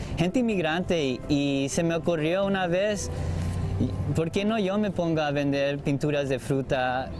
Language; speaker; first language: Spanish; early bilingual, heritage; Spanish